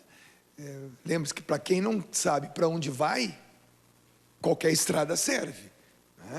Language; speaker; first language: Portuguese; native; Portuguese